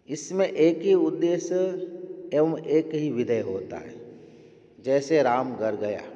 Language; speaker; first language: Hindi; non-native, local second language; Gujarati